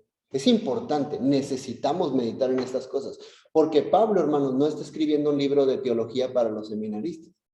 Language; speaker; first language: Spanish; native; Spanish